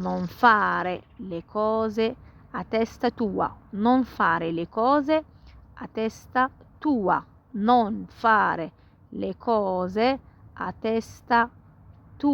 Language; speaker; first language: Italian; non-native, fluent; Arabic